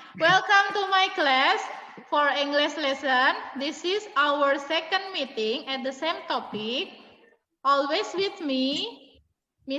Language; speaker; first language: English; non-native, fluent; Indonesian